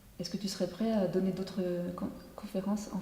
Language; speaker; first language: French; native; French